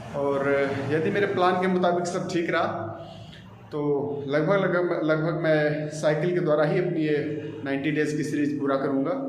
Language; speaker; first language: Hindi; native; Hindi